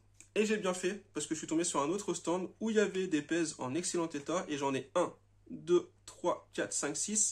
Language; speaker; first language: French; native; French